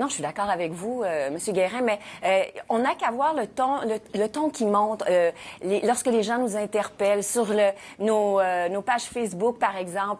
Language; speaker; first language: French; native; French